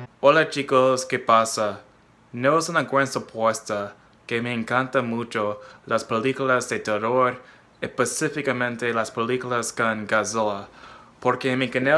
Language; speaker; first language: Spanish; non-native, fluent; English